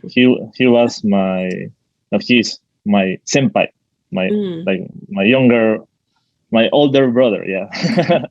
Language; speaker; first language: English; non-native, fluent; Spanish